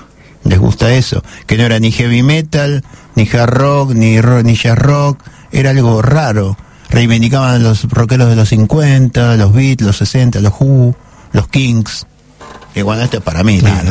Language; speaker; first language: Spanish; native; Spanish